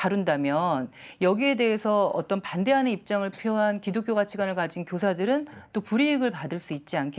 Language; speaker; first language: Korean; native; Korean